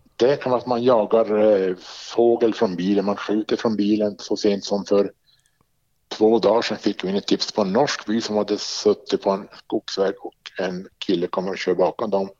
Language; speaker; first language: Swedish; native; Swedish